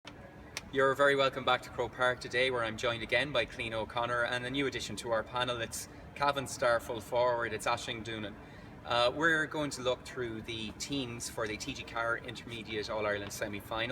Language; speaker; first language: English; native; English